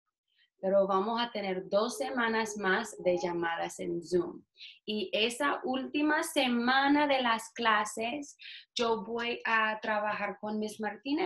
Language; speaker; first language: Spanish; non-native, fluent; English